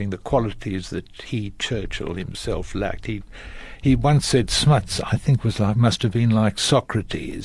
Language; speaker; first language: English; native; English